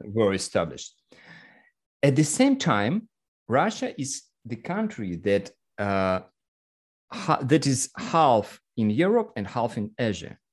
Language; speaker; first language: English; non-native, learner; Russian